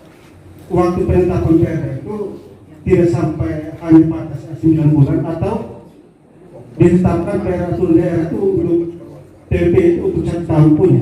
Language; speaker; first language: Indonesian; native; Indonesian